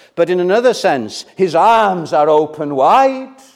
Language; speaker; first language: English; non-native, local second language; Welsh